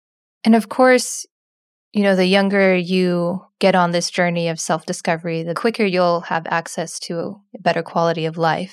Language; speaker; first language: English; native; English